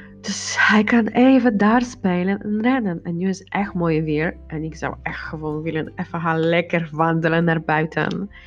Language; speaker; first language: Dutch; non-native, learner; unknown